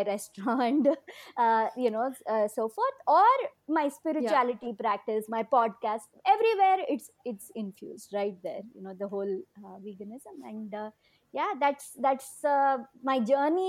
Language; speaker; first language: English; non-native, local second language; Kannada